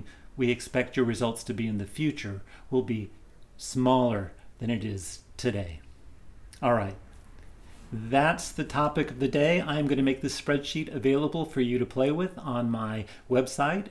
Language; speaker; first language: English; native; English